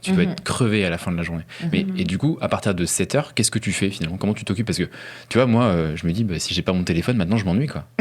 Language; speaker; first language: French; native; French